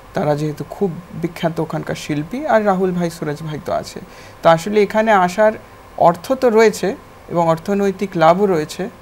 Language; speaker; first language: Bangla; non-native, local second language; Urdu